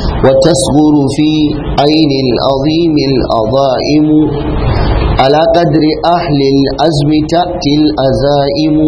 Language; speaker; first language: Arabic; non-native, fluent; Hausa